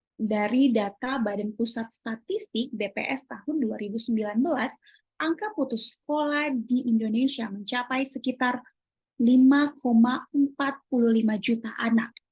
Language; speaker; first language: Indonesian; native; Indonesian